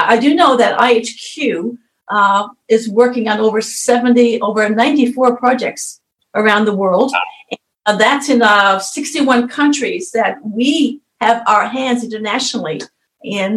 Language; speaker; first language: English; native; English